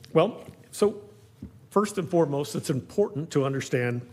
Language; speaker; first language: English; native; English